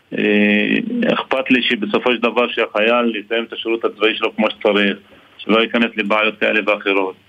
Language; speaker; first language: Hebrew; non-native, local second language; Arabic